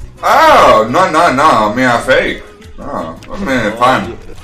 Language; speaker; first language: English; non-native, learner; Spanish